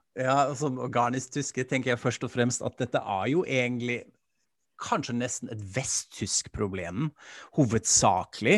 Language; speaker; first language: Norwegian; non-native, fluent; German